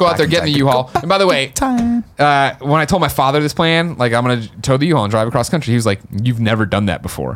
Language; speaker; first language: English; native; English